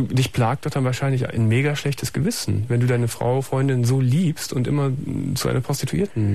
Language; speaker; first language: German; native; German